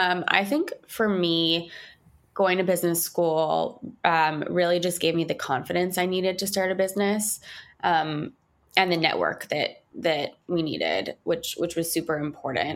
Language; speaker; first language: English; native; English